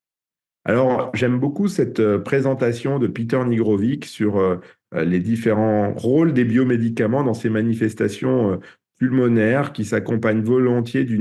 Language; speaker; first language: French; native; French